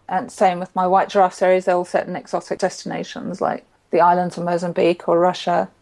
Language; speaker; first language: English; native; English